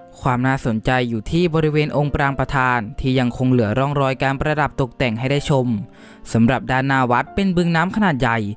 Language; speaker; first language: Thai; native; Thai